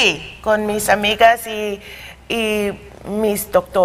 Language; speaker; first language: Spanish; non-native, learner; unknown